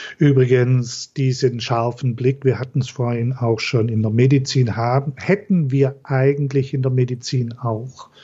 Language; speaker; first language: German; native; German